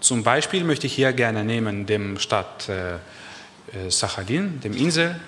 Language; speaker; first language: German; non-native, learner; Dutch